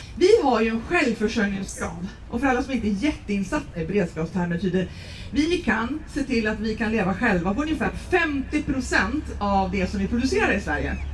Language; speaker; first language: Swedish; native; Swedish